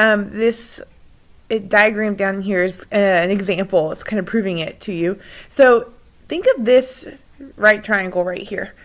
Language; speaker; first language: English; native; English